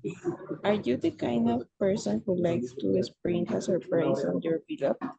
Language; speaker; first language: English; non-native, fluent; Spanish